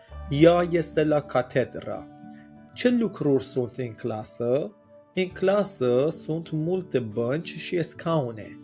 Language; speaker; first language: Romanian; non-native, fluent; Persian